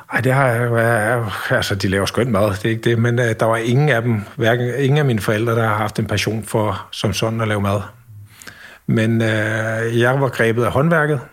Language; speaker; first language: Danish; native; Danish